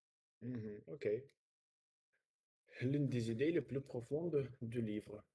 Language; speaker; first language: French; non-native, learner; Russian